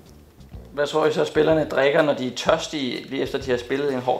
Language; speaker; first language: Danish; native; Danish